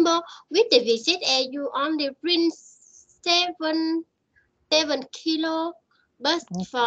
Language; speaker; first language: English; non-native, learner; Vietnamese